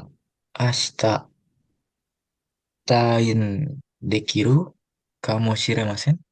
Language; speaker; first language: Japanese; non-native, learner; Indonesian